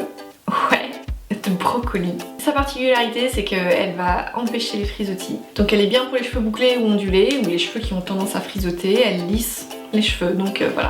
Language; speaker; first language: French; native; French